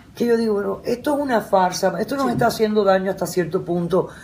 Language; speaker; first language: Spanish; early bilingual, heritage; Spanish